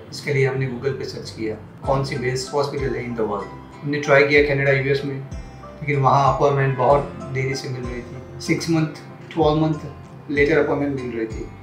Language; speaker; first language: Hindi; non-native, local second language; Gujarati